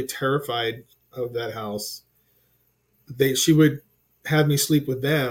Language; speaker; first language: English; native; English